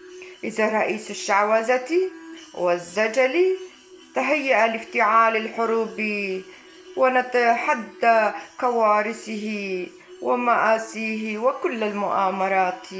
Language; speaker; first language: Arabic; non-native, local second language; Kurdish